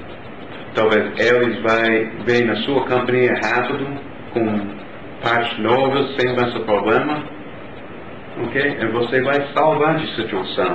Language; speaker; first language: Portuguese; non-native, learner; English